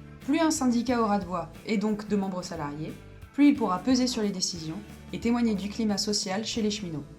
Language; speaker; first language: French; native; French